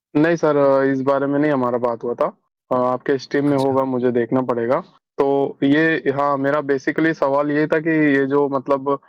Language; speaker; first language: Hindi; native; Hindi